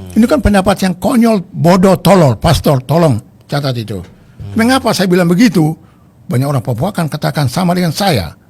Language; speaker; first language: Indonesian; native; Indonesian